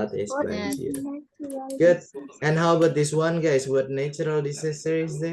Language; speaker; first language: English; non-native, fluent; Indonesian